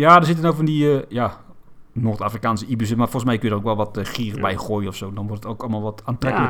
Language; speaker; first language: Dutch; native; Dutch